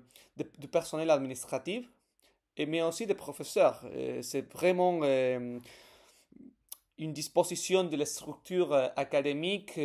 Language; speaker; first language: French; non-native, fluent; Spanish